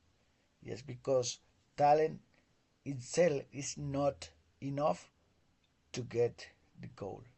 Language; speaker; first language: English; non-native, learner; Spanish